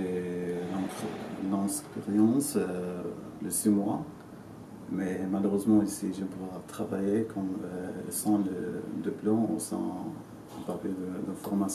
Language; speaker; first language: French; non-native, learner; Arabic